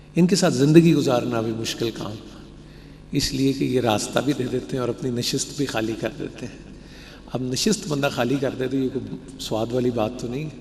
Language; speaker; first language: Urdu; non-native, local second language; Punjabi